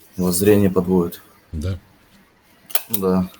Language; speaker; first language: Russian; native; Russian